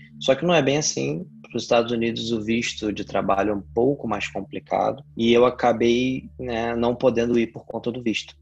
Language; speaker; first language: Portuguese; native; Portuguese